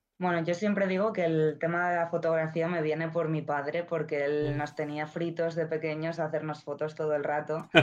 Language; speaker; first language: Spanish; native; Spanish